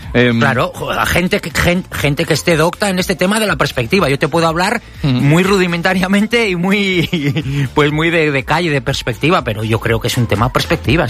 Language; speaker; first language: Spanish; native; Spanish